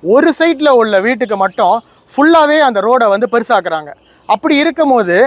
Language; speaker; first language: Tamil; early bilingual, heritage; Tamil